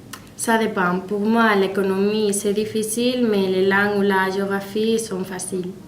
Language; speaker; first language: French; non-native, learner; Spanish